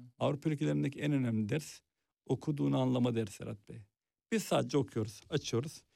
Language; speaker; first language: Turkish; native; Turkish